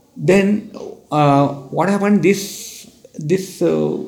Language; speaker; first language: English; non-native, local second language; Marathi